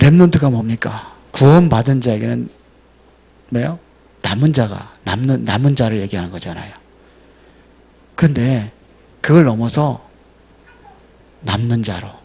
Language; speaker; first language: Korean; native; Korean